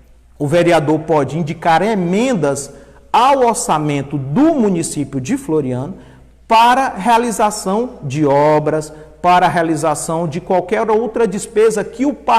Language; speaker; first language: Portuguese; native; Portuguese